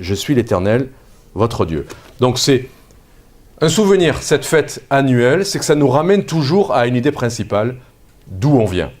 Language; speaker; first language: French; native; French